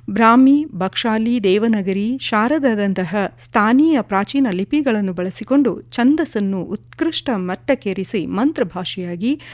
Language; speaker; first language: Kannada; non-native, local second language; Kodava